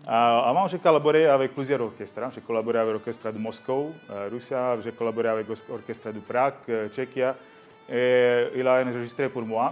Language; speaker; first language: French; non-native, learner; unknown